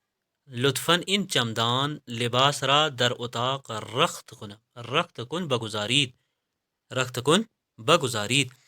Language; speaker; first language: Persian; non-native, fluent; Urdu